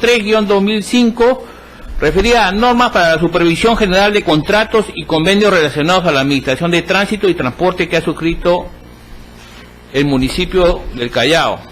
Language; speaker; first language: Spanish; native; Spanish